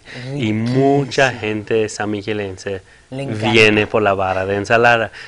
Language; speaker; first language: Spanish; non-native, fluent; French